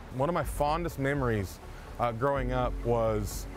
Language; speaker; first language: English; native; English